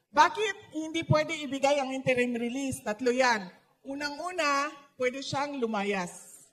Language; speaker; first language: Filipino; non-native, local second language; Cebuano